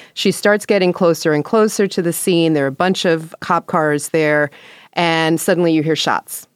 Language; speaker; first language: English; native; English